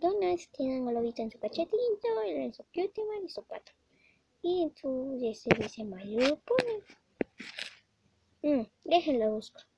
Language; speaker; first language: Spanish; native; Spanish